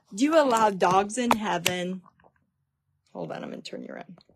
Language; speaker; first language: English; native; English